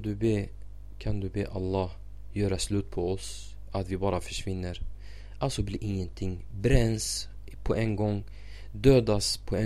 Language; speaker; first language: Swedish; non-native, fluent; Arabic